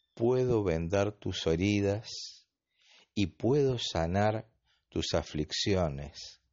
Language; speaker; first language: Spanish; native; Spanish